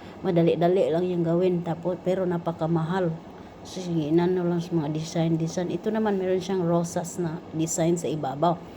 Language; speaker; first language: Filipino; non-native, local second language; Cebuano